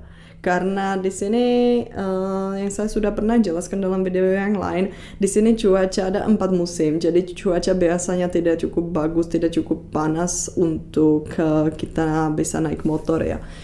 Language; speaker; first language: Indonesian; non-native, fluent; Czech